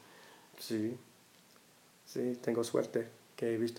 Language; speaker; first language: Spanish; non-native, learner; English